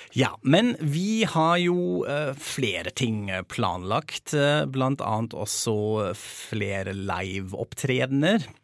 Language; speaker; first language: Norwegian; non-native, fluent; German